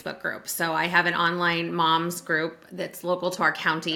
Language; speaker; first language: English; native; English